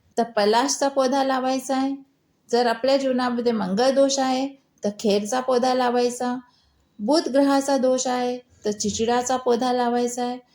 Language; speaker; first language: Marathi; non-native, local second language; Hindi